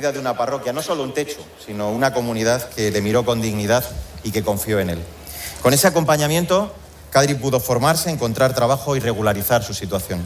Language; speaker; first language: Spanish; native; Spanish